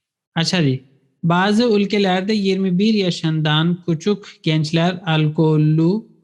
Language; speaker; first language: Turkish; non-native, fluent; Urdu